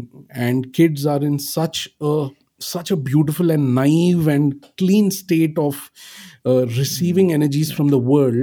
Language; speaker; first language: English; non-native, local second language; Marathi